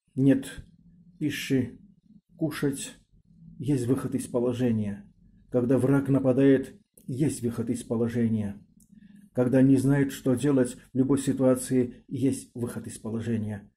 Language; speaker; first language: Russian; non-native, local second language; Armenian